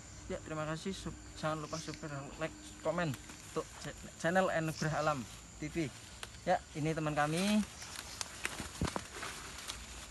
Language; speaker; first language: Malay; non-native, local second language; Javanese